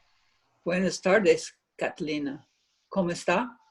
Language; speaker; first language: Spanish; non-native, learner; English